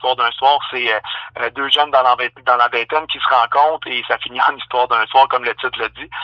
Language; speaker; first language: French; native; French